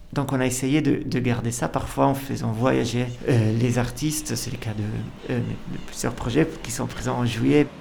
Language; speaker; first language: French; non-native, fluent; Italian